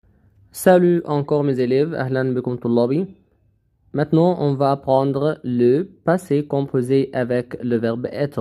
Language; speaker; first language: French; non-native, learner; Arabic